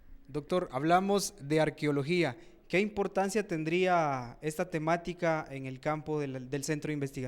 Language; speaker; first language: Spanish; native; Spanish